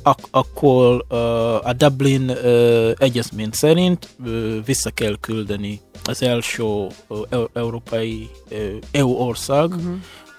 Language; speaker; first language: Hungarian; non-native, fluent; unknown